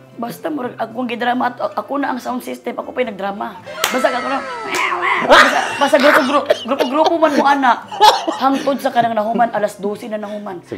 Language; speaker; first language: Cebuano; native; Cebuano